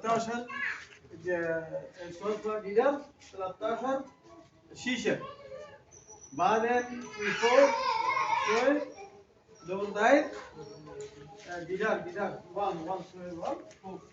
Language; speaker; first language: Arabic; non-native, learner; Bangla